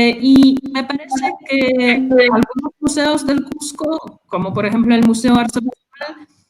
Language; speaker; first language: Spanish; non-native, fluent; Polish